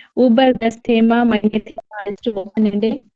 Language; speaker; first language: German; non-native, learner; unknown